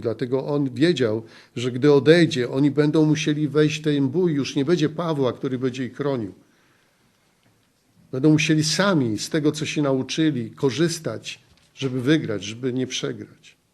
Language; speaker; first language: Polish; native; Polish